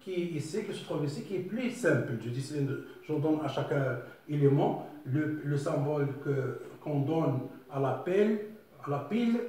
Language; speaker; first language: French; non-native, local second language; Arabic